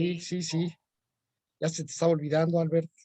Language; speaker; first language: Spanish; native; Spanish